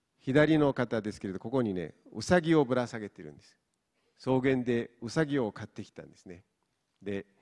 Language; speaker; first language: Japanese; non-native, fluent; Mongolian